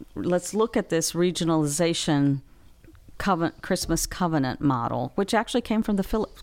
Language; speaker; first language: English; native; English